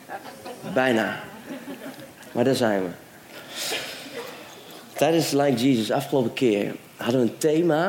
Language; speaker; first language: Dutch; native; Dutch